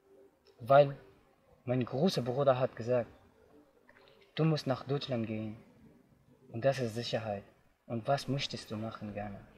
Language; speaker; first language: German; non-native, learner; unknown